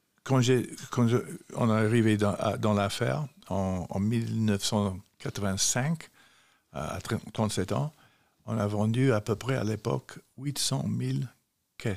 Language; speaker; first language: French; non-native, fluent; English